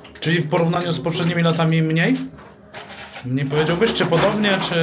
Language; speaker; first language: Polish; native; Polish